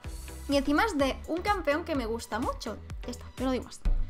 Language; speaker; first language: Spanish; native; Spanish